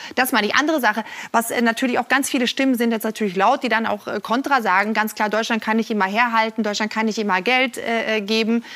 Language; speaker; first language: German; non-native, fluent; Norwegian